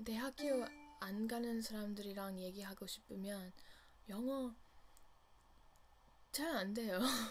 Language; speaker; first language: Korean; non-native, learner; English